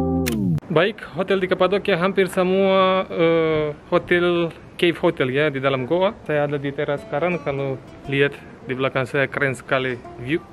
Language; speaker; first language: Indonesian; non-native, fluent; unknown